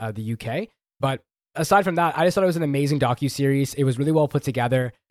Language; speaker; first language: English; early bilingual, other home language; Hindi